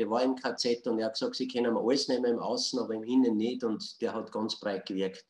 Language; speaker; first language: German; native; German